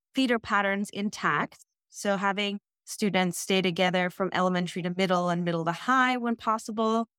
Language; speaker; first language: English; early bilingual, other home language; Dutch